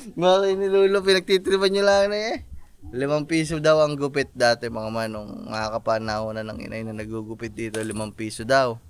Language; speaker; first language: Filipino; native; Filipino